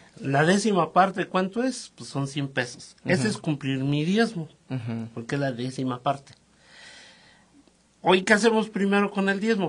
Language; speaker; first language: Spanish; native; Spanish